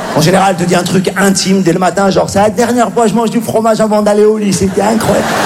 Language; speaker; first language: French; native; French